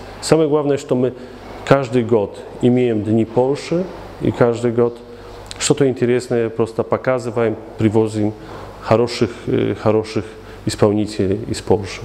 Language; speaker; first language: Russian; non-native, fluent; Polish